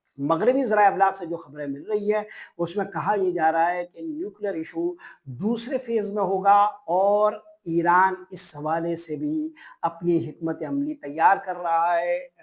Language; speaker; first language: Urdu; native; Urdu